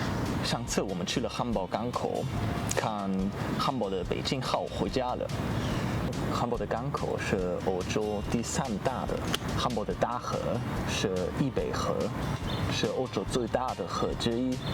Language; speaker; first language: Chinese; non-native, fluent; German